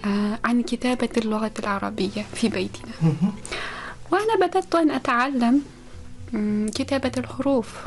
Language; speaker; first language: Arabic; non-native, fluent; Uzbek